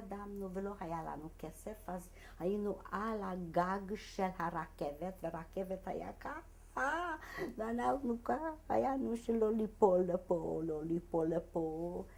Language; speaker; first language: Hebrew; non-native, fluent; Hungarian